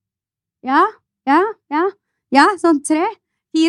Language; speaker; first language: Norwegian; non-native, fluent; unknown